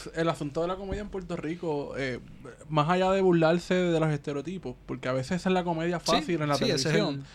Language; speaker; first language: Spanish; native; Spanish